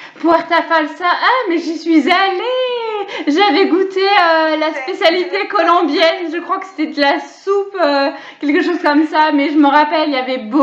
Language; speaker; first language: French; native; French